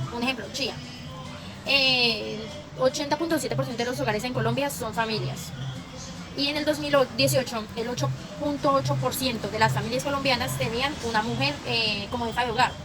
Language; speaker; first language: Spanish; native; Spanish